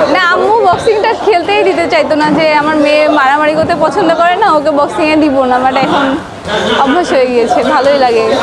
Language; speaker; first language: Bangla; native; Bangla